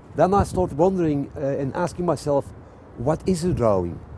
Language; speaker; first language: English; non-native, fluent; Dutch